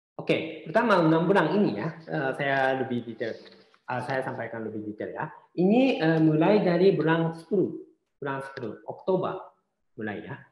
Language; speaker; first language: Indonesian; non-native, fluent; Japanese